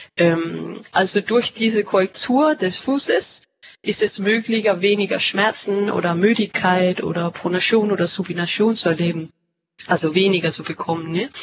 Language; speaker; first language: German; non-native, fluent; Danish